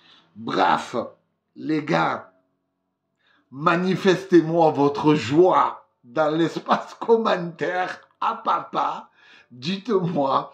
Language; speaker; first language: French; native; French